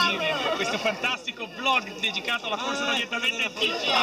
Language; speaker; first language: Italian; native; Italian